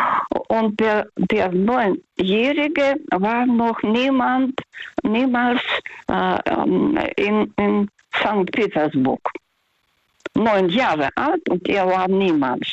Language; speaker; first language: German; non-native, fluent; Russian